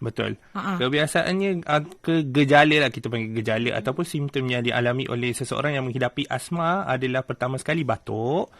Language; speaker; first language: Malay; native; Malay